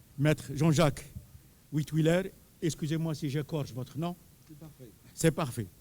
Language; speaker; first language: French; non-native, local second language; Arabic